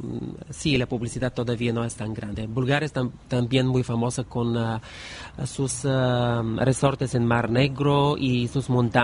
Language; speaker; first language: Spanish; non-native, learner; Bulgarian